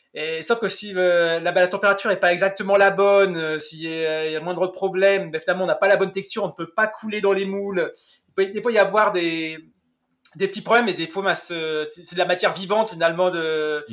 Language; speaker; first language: French; native; French